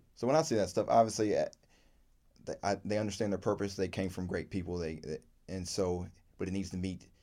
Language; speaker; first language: English; native; English